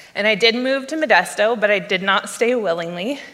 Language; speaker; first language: English; native; English